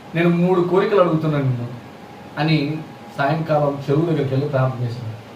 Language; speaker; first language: Telugu; non-native, local second language; Lambadi